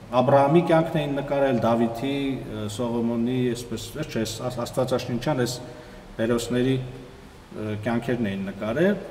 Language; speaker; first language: Armenian; native; Armenian